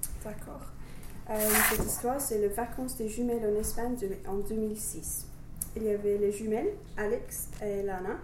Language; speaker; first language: French; non-native, learner; English